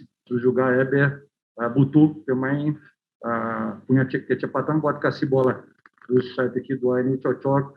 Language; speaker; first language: Indonesian; non-native, fluent; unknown